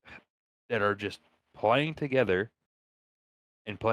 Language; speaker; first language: English; native; English